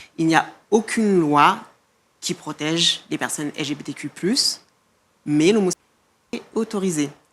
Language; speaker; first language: French; non-native, local second language; Malagasy